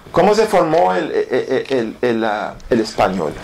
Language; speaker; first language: Spanish; non-native, local second language; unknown